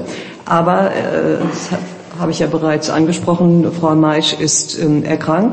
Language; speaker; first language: German; native; German